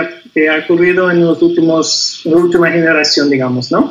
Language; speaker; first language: Spanish; non-native, fluent; English